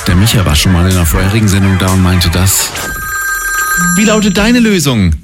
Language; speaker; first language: German; native; German